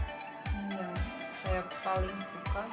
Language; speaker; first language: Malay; non-native, learner; Russian